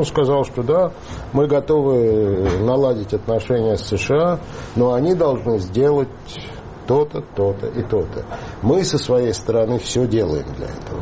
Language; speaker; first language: Russian; native; Russian